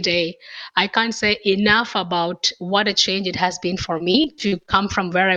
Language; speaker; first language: English; non-native, local second language; Tamil